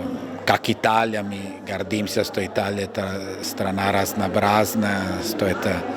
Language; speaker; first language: Russian; non-native, fluent; Italian